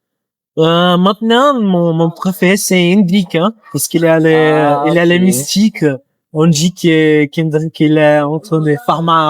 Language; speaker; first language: French; non-native, learner; Portuguese